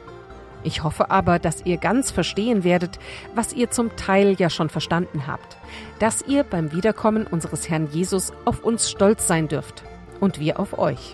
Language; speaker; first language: German; native; German